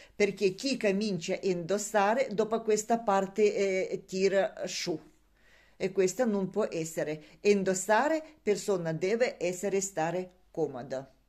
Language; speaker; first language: Italian; non-native, learner; Russian